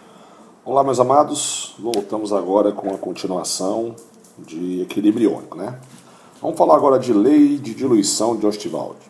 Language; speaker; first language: Portuguese; native; Portuguese